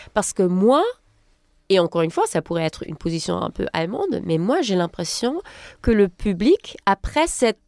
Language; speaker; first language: French; non-native, fluent; German